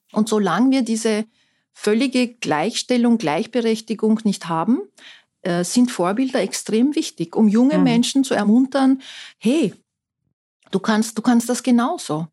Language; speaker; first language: German; non-native, fluent; Turkish